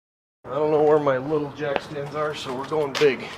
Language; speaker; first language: English; native; English